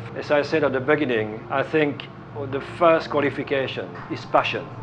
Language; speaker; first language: English; non-native, fluent; French